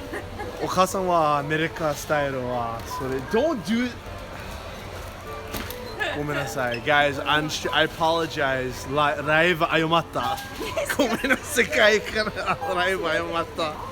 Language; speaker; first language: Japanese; non-native, learner; English